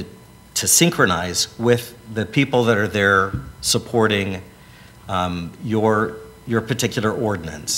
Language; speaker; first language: English; native; English